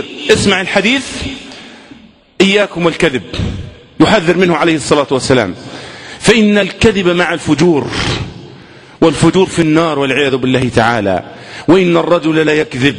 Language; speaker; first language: Arabic; native; Arabic